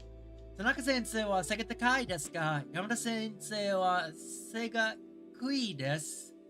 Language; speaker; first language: Japanese; non-native, learner; English